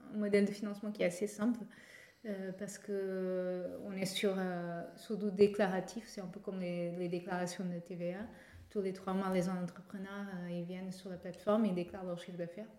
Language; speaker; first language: French; non-native, fluent; Portuguese